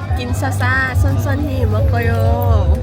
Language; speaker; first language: Korean; non-native, learner; Lao